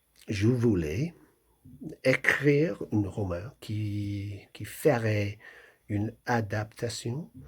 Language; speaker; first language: French; non-native, fluent; English